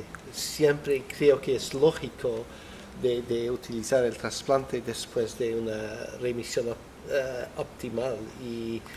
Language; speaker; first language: Spanish; non-native, fluent; Dutch